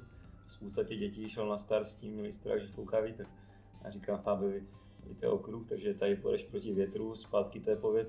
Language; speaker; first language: Czech; native; Czech